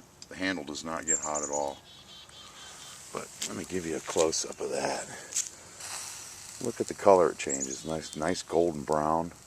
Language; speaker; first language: English; native; English